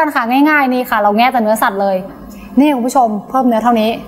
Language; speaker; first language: Thai; native; Thai